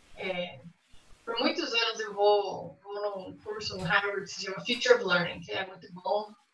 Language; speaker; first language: Portuguese; non-native, fluent; English